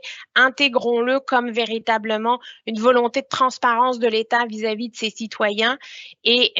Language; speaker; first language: French; native; French